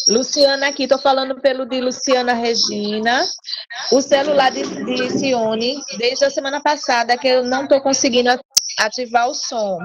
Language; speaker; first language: Portuguese; native; Portuguese